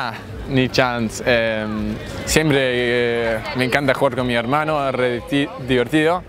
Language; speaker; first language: Spanish; non-native, fluent; English